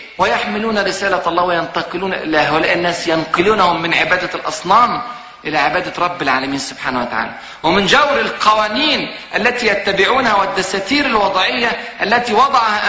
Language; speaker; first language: Arabic; native; Arabic